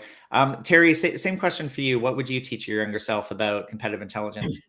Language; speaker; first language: English; native; English